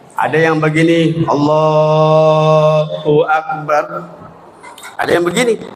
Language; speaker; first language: Indonesian; native; Indonesian